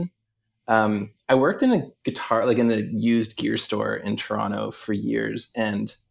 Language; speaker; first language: English; native; English